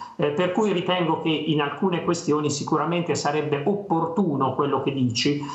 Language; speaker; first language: Italian; native; Italian